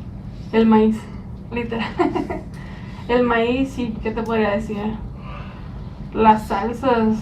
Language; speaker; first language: Spanish; early bilingual, other home language; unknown